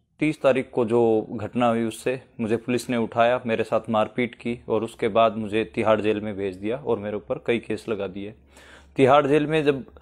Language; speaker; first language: Hindi; native; Hindi